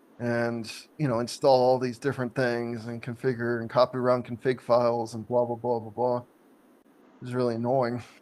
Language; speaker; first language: English; native; English